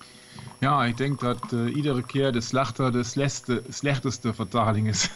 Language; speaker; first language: Dutch; non-native, learner; German